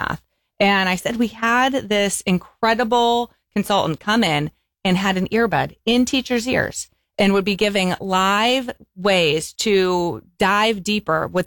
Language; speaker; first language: English; native; English